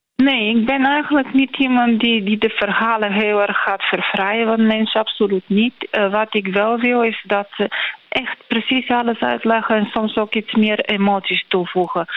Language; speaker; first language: Dutch; non-native, fluent; Bulgarian